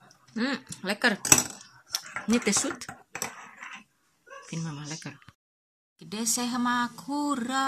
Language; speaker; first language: Dutch; non-native, local second language; Indonesian